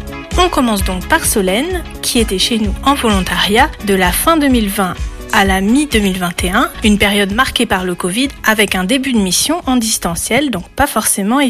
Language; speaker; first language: French; native; French